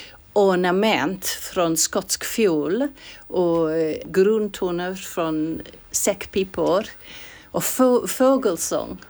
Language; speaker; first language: Swedish; non-native, fluent; English